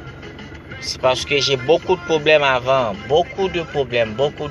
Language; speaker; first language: French; non-native, learner; Haitian Creole